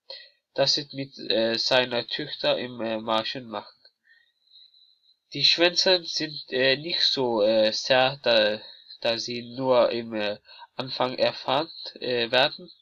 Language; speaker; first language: German; non-native, learner; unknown